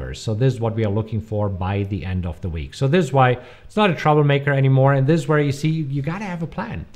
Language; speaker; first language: English; non-native, fluent; German